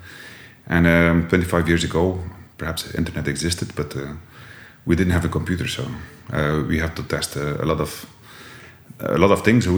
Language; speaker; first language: English; non-native, fluent; Dutch